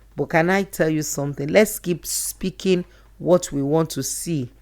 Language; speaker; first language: English; non-native, local second language; Yoruba